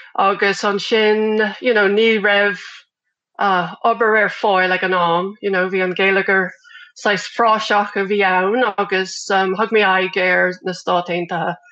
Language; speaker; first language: Irish; non-native, local second language; English